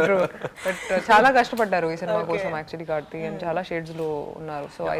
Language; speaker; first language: Telugu; non-native, local second language; Hindi